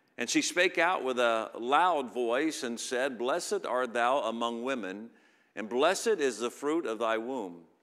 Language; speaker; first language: English; native; English